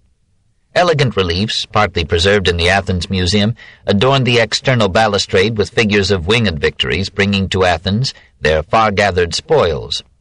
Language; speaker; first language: English; native; English